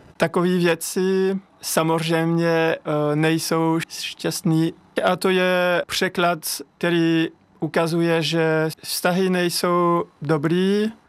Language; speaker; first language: Czech; non-native, fluent; French